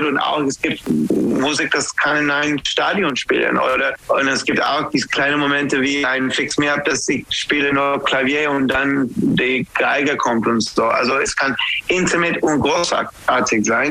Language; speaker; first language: German; non-native, learner; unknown